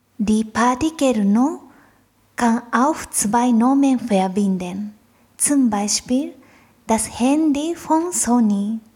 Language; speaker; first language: German; non-native, fluent; Japanese